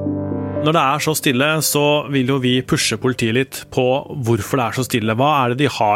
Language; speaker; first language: Norwegian; native; Norwegian